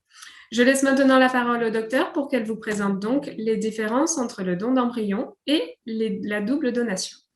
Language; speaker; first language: French; native; French